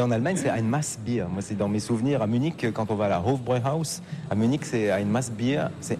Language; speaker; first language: French; native; French